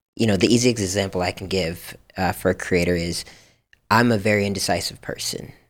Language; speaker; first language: English; early bilingual, other home language; Japanese